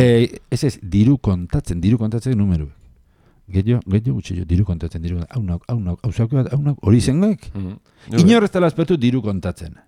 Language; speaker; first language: Basque; native; Basque